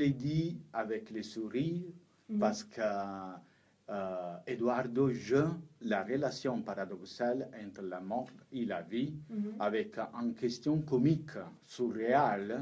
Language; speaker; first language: French; non-native, learner; Italian